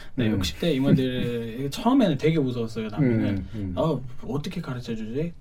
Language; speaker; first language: Korean; non-native, fluent; Arabic